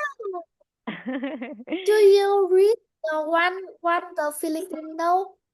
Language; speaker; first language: English; non-native, learner; Vietnamese